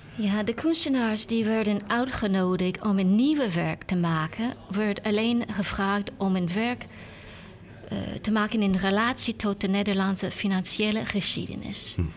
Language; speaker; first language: Dutch; non-native, learner; English